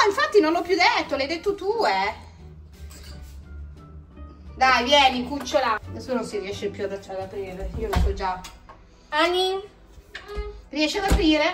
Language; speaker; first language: Italian; native; Italian